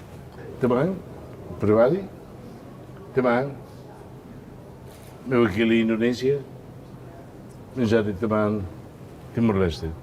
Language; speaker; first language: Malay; non-native, fluent; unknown